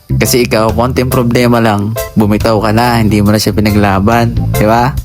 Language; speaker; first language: Filipino; native; Filipino